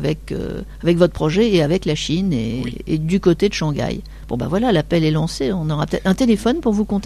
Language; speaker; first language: French; native; French